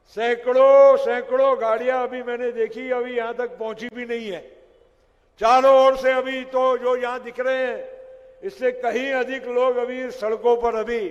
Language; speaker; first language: Hindi; non-native, local second language; Gujarati